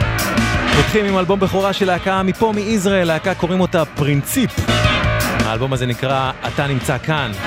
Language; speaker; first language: Hebrew; native; Hebrew